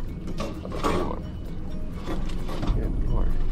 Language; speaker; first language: English; native; English